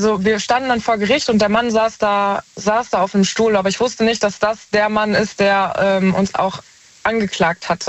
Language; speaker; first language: German; native; German